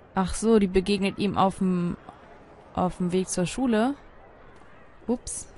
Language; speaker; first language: German; native; German